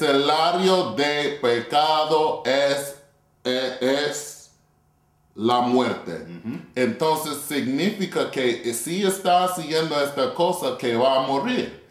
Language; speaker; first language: Spanish; non-native, fluent; English